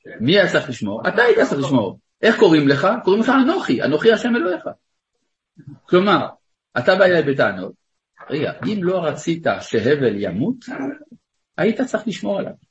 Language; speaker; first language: Hebrew; non-native, fluent; French